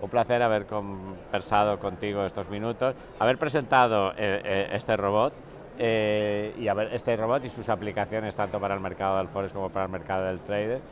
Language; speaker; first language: Spanish; native; Spanish